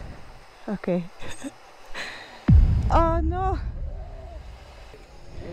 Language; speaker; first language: English; non-native, fluent; Dutch